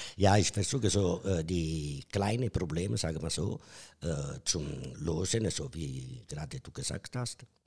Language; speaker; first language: German; non-native, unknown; Italian